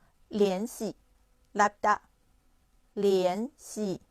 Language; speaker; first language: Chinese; non-native, fluent; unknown